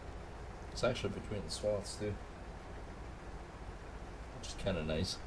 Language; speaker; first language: English; native; English